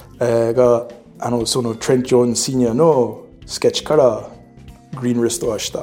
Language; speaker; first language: Japanese; non-native, learner; English